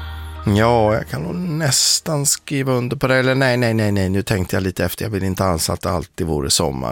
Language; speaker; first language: Swedish; native; Swedish